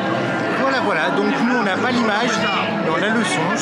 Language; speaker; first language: French; native; French